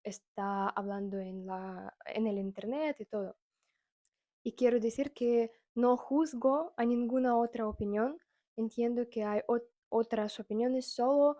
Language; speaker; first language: Spanish; non-native, fluent; Russian